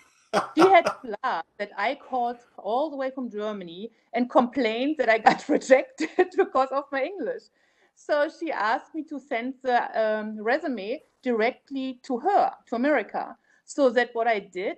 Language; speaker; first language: English; non-native, fluent; German